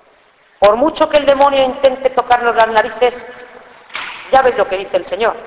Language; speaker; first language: Spanish; native; Spanish